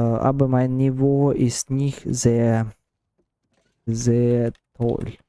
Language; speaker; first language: German; non-native, learner; Russian